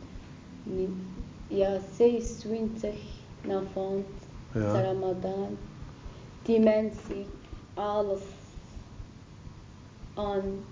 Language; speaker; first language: Dutch; non-native, learner; Arabic